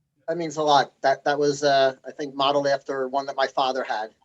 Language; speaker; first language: English; native; English